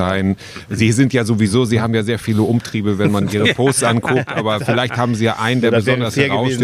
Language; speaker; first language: German; native; German